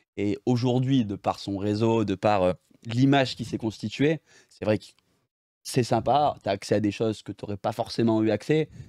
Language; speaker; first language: French; native; French